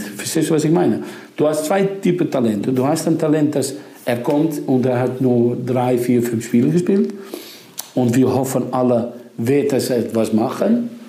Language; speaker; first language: German; non-native, fluent; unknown